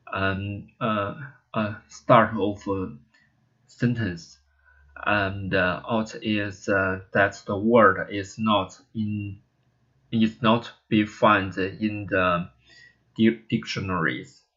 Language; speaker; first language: English; non-native, learner; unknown